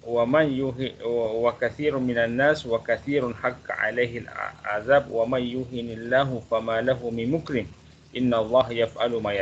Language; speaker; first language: Arabic; non-native, fluent; Malay